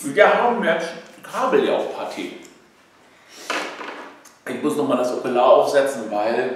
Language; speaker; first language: German; native; German